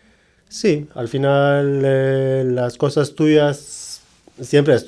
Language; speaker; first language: Spanish; non-native, learner; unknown